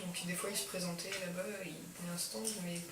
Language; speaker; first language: French; native; French